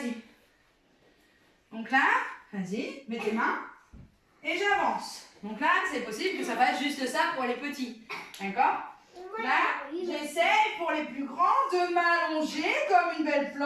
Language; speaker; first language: French; native; French